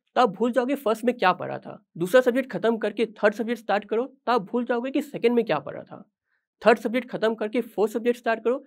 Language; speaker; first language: Hindi; native; Hindi